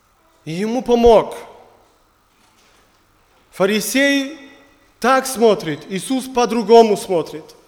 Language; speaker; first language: Russian; non-native, learner; German